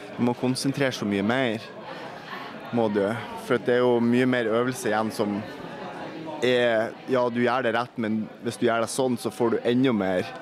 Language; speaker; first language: Norwegian; native; Norwegian